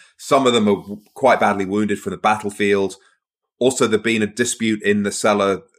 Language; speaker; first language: English; native; English